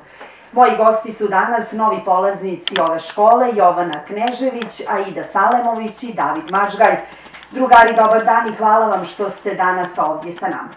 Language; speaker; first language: Croatian; native; Croatian